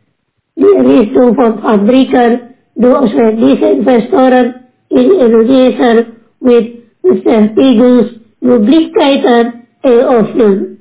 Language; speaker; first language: German; non-native, fluent; Indonesian